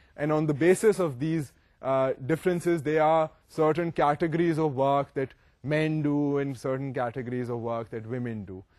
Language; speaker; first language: English; non-native, local second language; Urdu